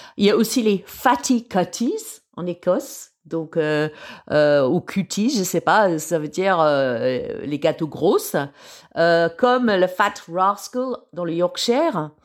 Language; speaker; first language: French; non-native, fluent; English